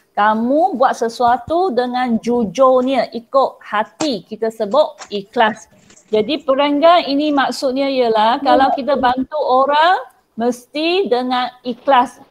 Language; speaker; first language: Malay; non-native, local second language; Chinese